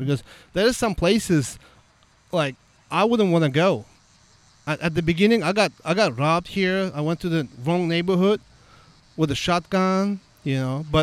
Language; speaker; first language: English; non-native, fluent; Azerbaijani